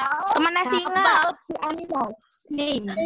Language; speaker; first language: English; non-native, learner; Indonesian